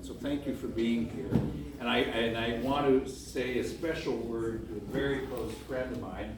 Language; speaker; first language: English; non-native, local second language; French